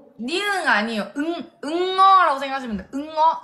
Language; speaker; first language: Korean; non-native, fluent; Thai